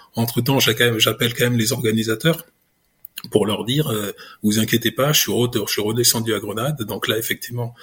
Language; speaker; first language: French; native; French